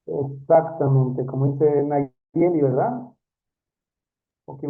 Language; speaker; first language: Spanish; native; Spanish